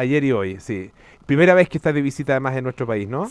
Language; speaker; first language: Spanish; native; Spanish